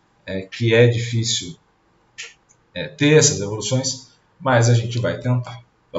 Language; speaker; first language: Portuguese; native; Portuguese